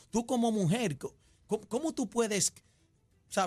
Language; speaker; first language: Spanish; native; Spanish